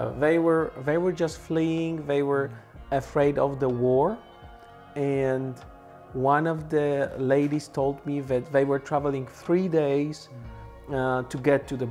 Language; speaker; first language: English; non-native, fluent; Polish